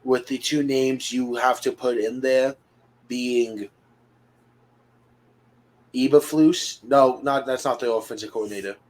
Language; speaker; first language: English; native; English